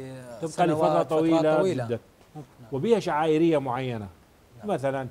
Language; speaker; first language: Arabic; native; Arabic